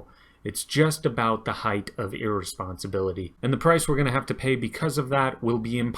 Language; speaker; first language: English; native; English